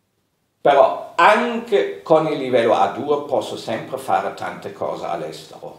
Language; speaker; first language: Italian; non-native, fluent; German